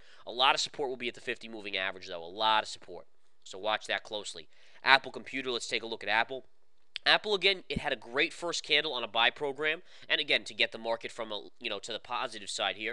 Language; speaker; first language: English; native; English